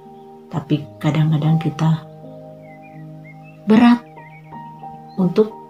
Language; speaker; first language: Indonesian; native; Indonesian